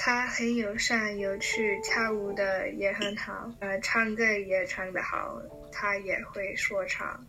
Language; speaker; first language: Chinese; non-native, learner; English